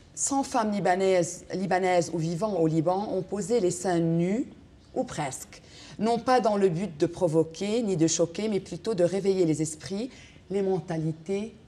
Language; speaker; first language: French; non-native, local second language; Arabic